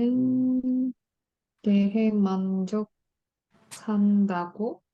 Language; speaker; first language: Korean; non-native, learner; Indonesian